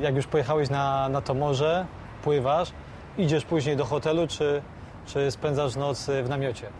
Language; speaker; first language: Polish; native; Polish